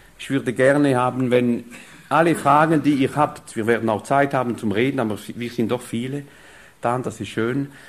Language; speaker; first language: German; non-native, fluent; French